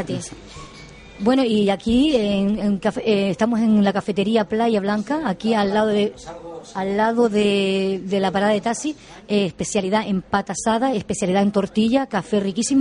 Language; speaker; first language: Spanish; native; Spanish